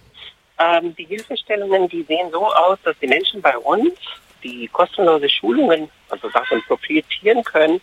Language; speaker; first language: German; non-native, fluent; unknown